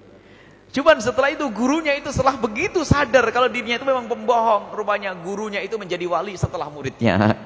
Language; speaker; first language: Indonesian; native; Indonesian